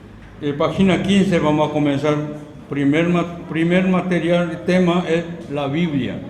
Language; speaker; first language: Spanish; non-native, fluent; Korean